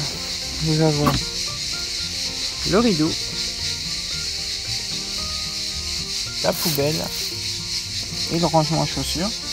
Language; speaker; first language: French; native; French